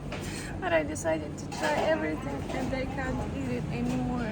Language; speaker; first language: English; non-native, learner; Russian